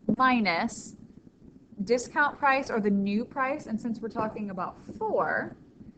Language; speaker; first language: English; native; English